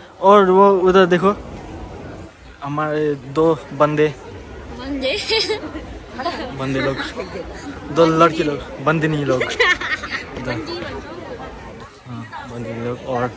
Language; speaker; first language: Hindi; non-native, local second language; Nepali